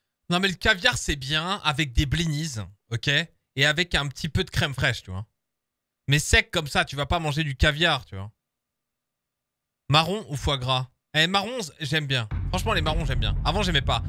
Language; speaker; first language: French; native; French